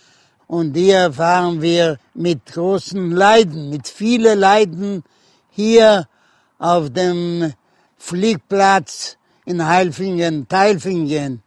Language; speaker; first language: German; non-native, fluent; Yiddish